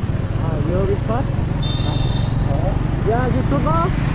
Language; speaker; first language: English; non-native, learner; Vietnamese